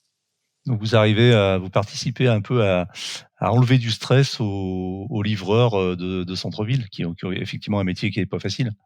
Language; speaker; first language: French; native; French